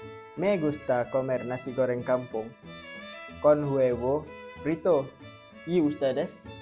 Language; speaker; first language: Spanish; non-native, learner; Malay